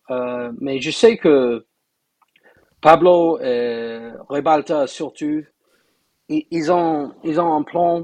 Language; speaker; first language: French; non-native, fluent; English